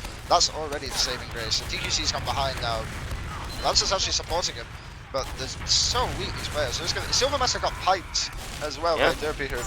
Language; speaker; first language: English; native; English